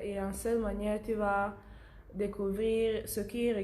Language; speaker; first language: French; non-native, learner; Italian